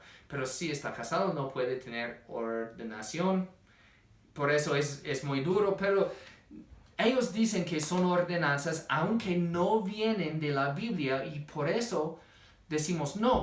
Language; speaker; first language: Spanish; non-native, fluent; English